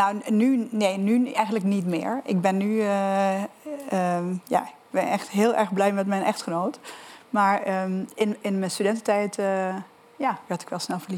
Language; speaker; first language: Dutch; native; Dutch